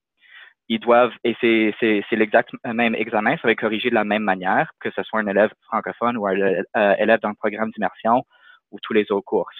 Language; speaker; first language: French; native; French